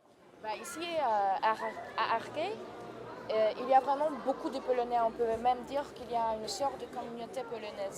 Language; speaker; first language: French; non-native, fluent; Polish